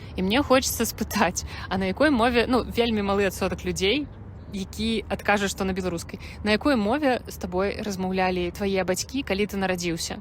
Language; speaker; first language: Belarusian; non-native, local second language; Russian